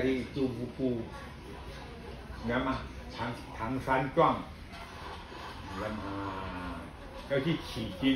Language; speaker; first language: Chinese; early bilingual, heritage; Chinese